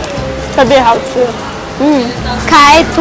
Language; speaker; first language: Chinese; non-native, learner; Portuguese